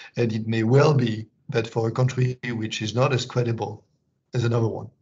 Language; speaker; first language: English; non-native, fluent; French